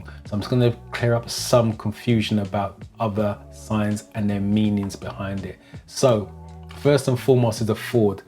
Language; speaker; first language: English; native; English